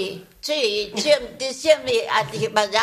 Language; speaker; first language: Spanish; non-native, learner; Vietnamese